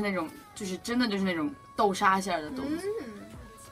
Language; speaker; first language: Chinese; non-native, fluent; Korean